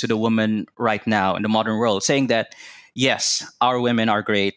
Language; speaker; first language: English; non-native, local second language; Cebuano